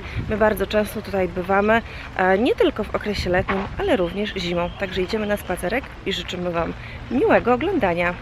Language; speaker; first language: Polish; native; Polish